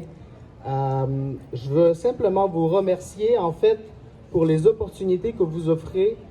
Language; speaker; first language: French; non-native, fluent; Ukrainian